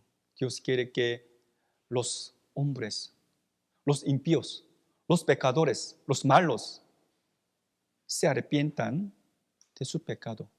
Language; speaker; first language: Spanish; non-native, fluent; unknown